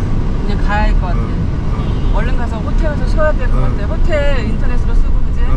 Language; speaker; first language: Korean; native; Korean